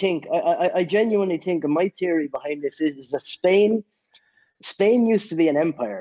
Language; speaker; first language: English; native; English